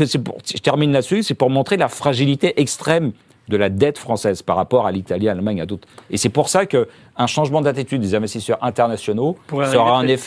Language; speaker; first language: French; native; French